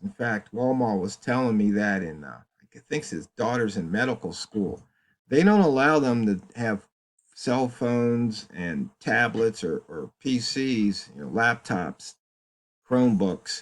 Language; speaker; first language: English; native; English